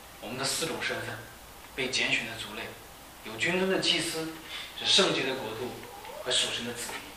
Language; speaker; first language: Chinese; native; Chinese